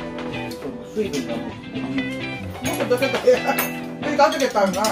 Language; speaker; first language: Korean; native; Korean